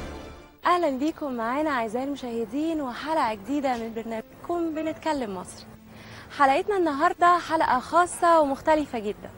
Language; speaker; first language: Arabic; native; Arabic